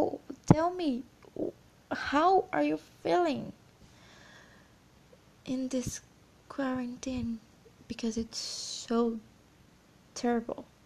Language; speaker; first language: English; non-native, learner; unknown